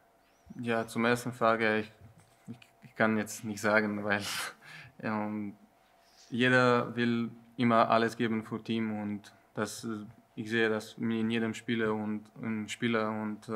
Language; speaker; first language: German; non-native, learner; Slovenian